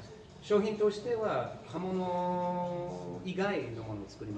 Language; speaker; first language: Japanese; non-native, fluent; English